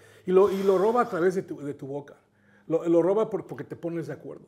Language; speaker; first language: Spanish; native; Spanish